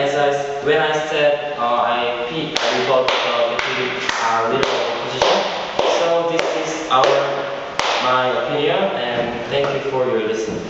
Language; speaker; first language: English; non-native, fluent; Korean